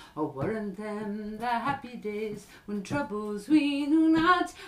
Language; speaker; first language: German; non-native, fluent; English